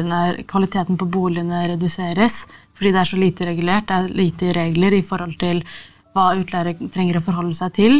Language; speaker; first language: Norwegian; native; Norwegian